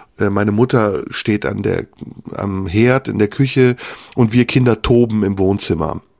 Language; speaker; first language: German; early bilingual, other home language; Turkish